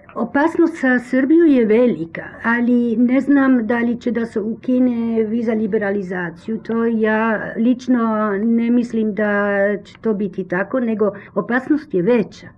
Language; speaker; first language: Serbian; early bilingual, heritage; Serbian